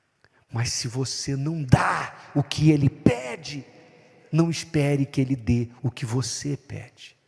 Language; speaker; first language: Portuguese; native; Portuguese